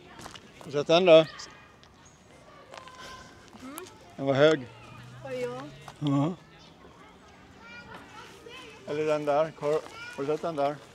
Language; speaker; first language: Swedish; native; Swedish